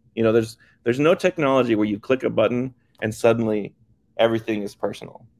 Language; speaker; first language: English; native; English